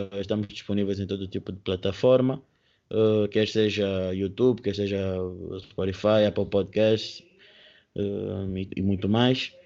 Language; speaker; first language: Portuguese; native; Portuguese